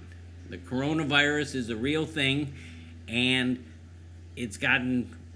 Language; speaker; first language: English; native; English